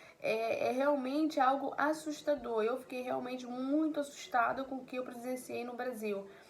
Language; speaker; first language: Portuguese; native; Portuguese